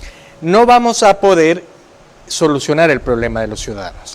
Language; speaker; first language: Spanish; native; Spanish